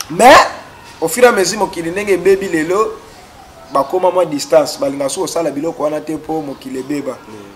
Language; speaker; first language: Lingala; non-native, local second language; Kongo